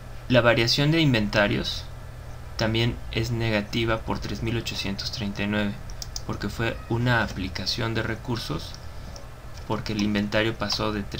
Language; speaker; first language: Spanish; native; Spanish